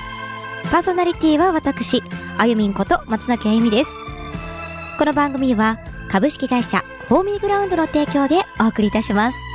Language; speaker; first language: Japanese; native; Japanese